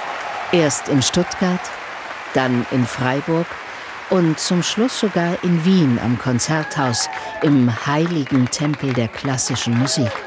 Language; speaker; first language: German; native; German